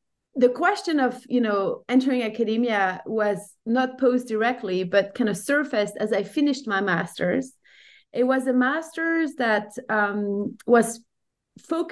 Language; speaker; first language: English; non-native, fluent; French